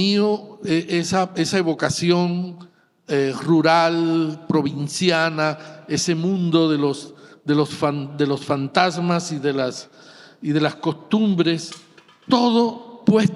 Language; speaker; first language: Spanish; native; Spanish